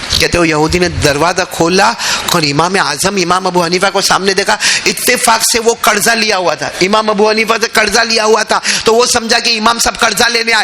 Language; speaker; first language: Urdu; native; Urdu